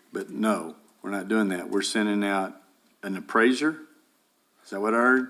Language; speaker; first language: English; native; English